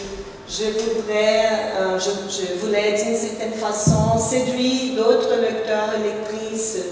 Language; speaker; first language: French; non-native, fluent; Portuguese